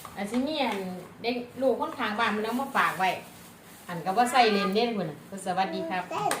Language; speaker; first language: Thai; native; Thai